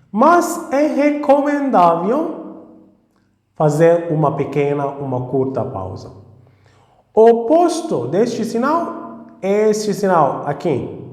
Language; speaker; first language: Portuguese; non-native, fluent; Arabic